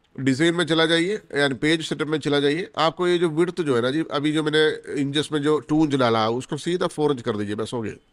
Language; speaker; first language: Hindi; non-native, local second language; Malayalam